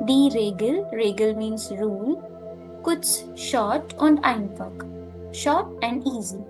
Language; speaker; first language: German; non-native, learner; Hindi